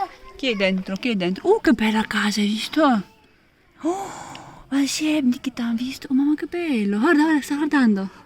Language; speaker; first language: Italian; non-native, learner; Russian